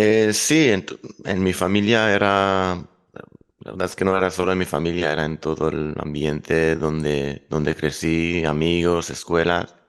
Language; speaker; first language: Spanish; non-native, fluent; Hebrew